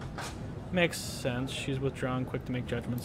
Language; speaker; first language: English; native; English